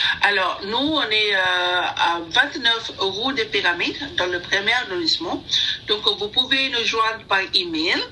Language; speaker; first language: French; non-native, learner; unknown